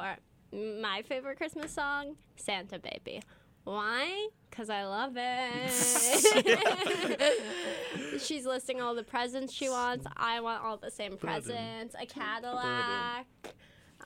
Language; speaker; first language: English; native; English